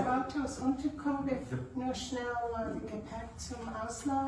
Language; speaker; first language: German; non-native, learner; English